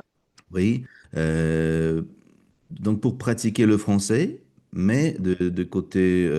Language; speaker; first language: French; non-native, fluent; Russian